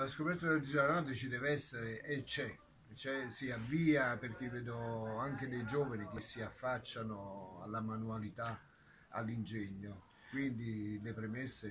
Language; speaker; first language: Italian; native; Italian